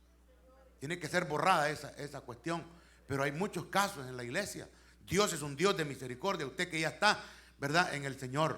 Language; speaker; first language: Spanish; native; Spanish